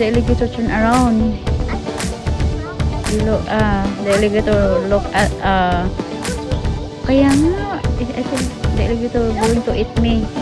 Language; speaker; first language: English; non-native, learner; Filipino